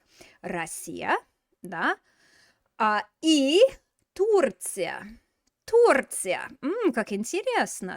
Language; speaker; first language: Russian; non-native, fluent; English